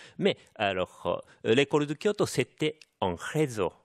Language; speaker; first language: French; non-native, fluent; Japanese